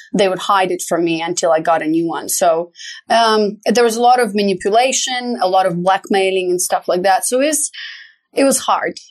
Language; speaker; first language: English; non-native, fluent; Romanian